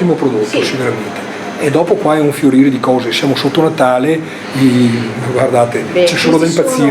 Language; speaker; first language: Italian; native; Italian